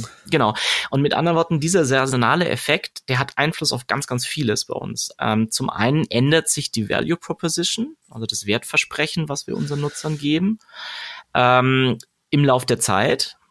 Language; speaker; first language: German; native; German